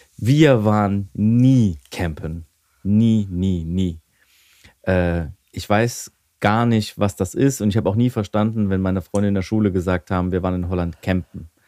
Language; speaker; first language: German; early bilingual, other home language; Greek